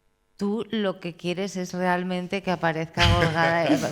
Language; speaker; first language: Spanish; native; Spanish